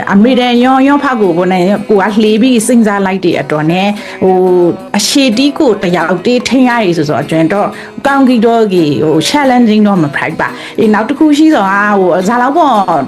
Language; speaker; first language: Burmese; native; Burmese